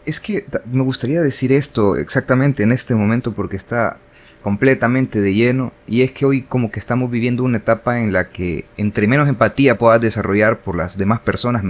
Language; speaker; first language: Spanish; native; Spanish